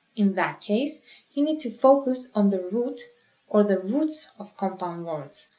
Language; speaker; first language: English; non-native, fluent; Greek